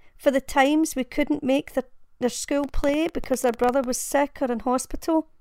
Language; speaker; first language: English; native; English